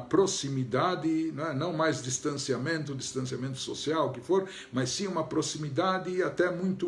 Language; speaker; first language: Portuguese; native; Portuguese